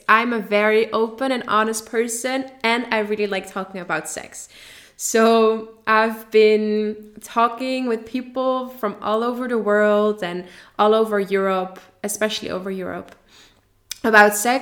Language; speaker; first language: English; non-native, fluent; Dutch